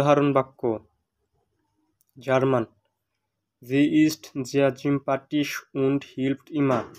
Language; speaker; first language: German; non-native, fluent; Bangla